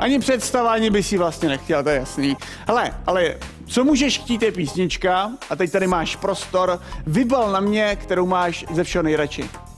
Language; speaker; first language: Czech; native; Czech